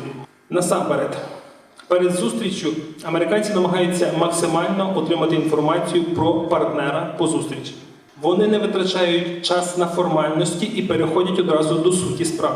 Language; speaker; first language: Ukrainian; native; Ukrainian